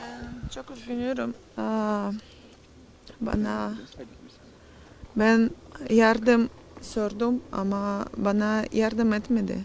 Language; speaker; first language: Turkish; non-native, learner; Russian